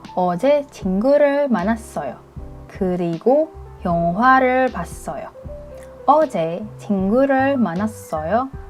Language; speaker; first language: Korean; non-native, fluent; Indonesian